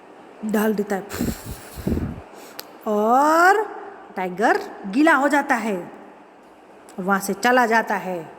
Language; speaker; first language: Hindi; native; Hindi